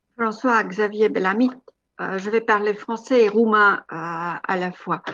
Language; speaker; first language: French; non-native, fluent; Romanian